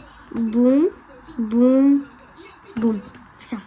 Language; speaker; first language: Russian; early bilingual, other home language; Armenian